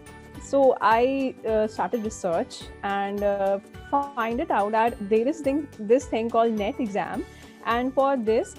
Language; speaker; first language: English; non-native, local second language; Hindi